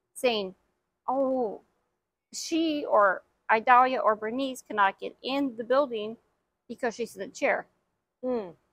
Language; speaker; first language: English; native; English